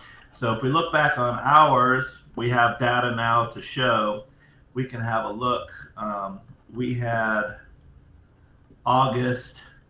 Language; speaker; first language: English; native; English